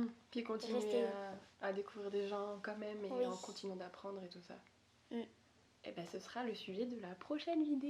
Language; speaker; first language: French; native; French